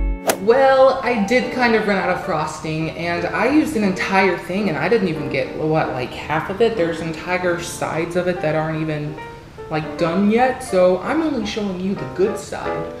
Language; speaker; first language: English; native; English